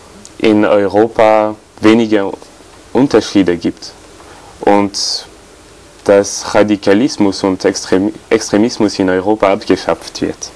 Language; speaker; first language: German; non-native, fluent; French